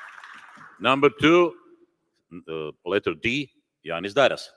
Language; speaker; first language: English; non-native, fluent; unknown